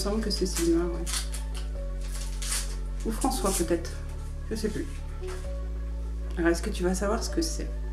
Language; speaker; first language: French; native; French